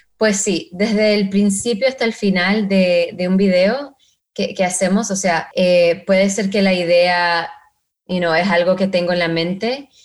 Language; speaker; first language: Spanish; early bilingual, heritage; Spanish